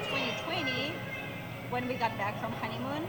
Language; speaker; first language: English; non-native, fluent; Ukrainian